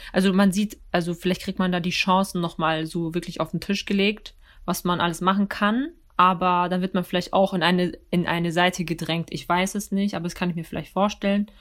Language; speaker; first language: German; early bilingual, other home language; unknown